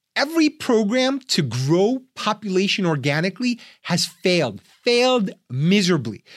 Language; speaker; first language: English; early bilingual, other home language; Russian